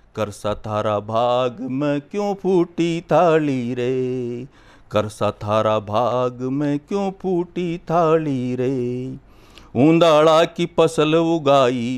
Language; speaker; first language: Hindi; native; Hindi